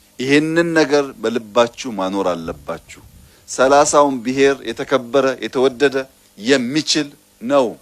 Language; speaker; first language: Amharic; non-native, local second language; Oromo